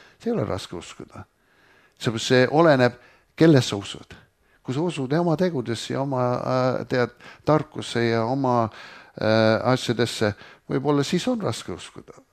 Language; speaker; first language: Estonian; early bilingual, heritage; Estonian